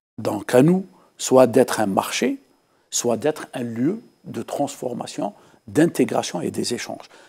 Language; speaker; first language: French; non-native, local second language; Arabic